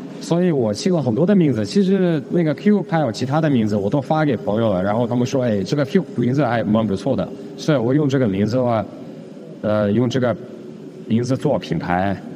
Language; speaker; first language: Chinese; non-native, fluent; Russian